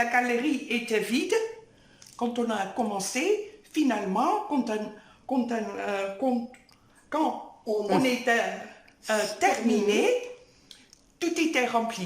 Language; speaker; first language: French; non-native, fluent; Dutch